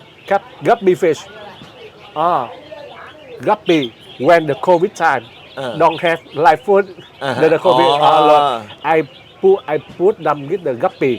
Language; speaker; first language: English; non-native, learner; Vietnamese